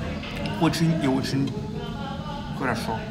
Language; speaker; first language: Russian; native; Russian